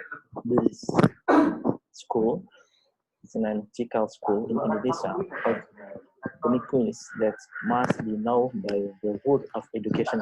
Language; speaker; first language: English; non-native, learner; Indonesian